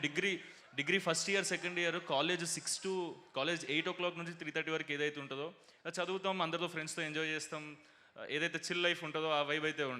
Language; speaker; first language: Telugu; native; Telugu